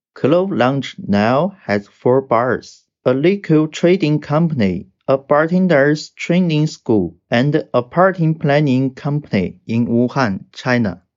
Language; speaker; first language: English; non-native, fluent; Chinese